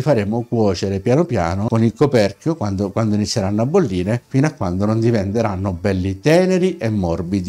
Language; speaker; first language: Italian; native; Italian